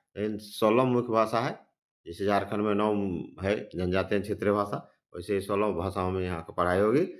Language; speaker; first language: Hindi; native; Hindi